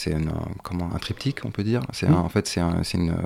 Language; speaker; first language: French; native; French